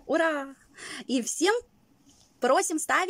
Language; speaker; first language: Russian; native; Russian